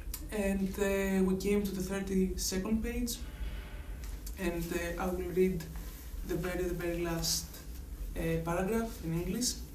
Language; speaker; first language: English; non-native, fluent; Greek